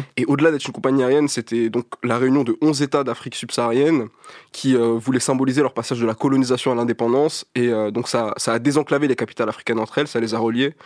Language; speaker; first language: French; native; French